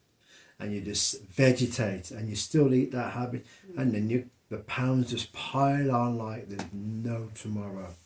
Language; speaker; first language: English; native; English